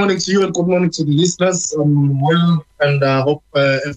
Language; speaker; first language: English; non-native, local second language; Zulu